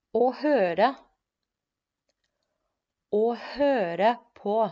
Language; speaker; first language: Norwegian; non-native, fluent; Spanish